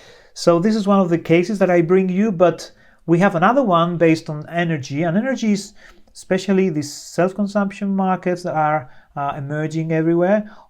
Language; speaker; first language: English; non-native, fluent; Spanish